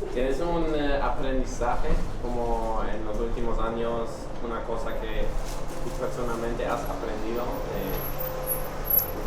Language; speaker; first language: Spanish; non-native, fluent; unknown